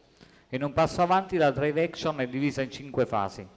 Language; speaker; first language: Italian; native; Italian